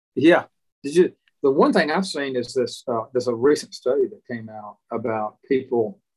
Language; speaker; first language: English; native; English